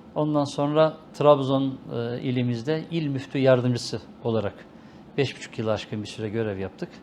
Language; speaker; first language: Turkish; native; Turkish